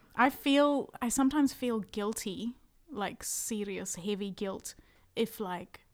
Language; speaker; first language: English; native; English